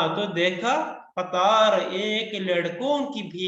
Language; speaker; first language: Hindi; non-native, local second language; Malayalam